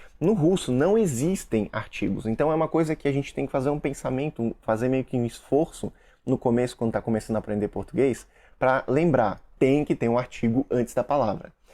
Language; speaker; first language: Portuguese; early bilingual, other home language; Russian